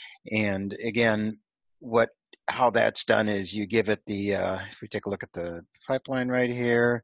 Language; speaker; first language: English; native; English